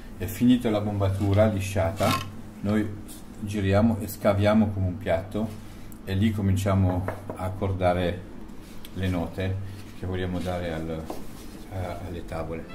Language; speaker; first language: Italian; early bilingual, heritage; French